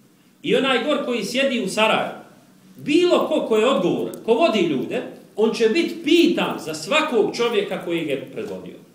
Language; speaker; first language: Serbian; native; Serbian